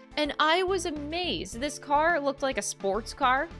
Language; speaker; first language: English; native; English